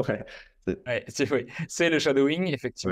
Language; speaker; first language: French; native; French